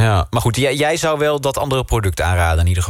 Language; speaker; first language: Dutch; native; Dutch